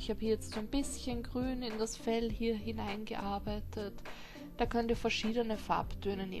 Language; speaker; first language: German; native; German